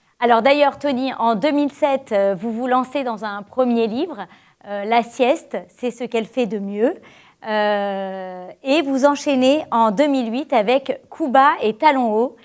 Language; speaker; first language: French; native; French